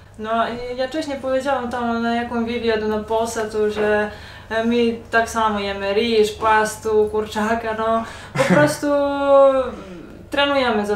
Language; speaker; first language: Polish; non-native, learner; Serbian